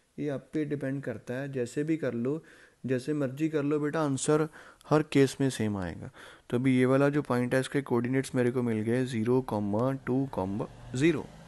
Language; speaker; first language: Hindi; non-native, local second language; Punjabi